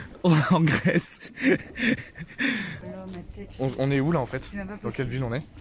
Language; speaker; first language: French; native; French